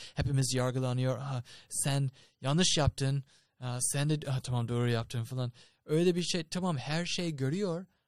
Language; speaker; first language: Turkish; non-native, fluent; English